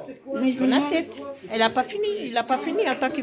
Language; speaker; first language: French; native; French